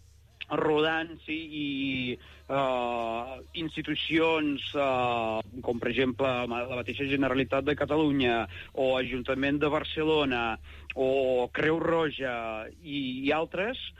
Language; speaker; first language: Catalan; non-native, fluent; Ukrainian